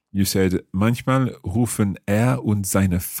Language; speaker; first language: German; non-native, learner; English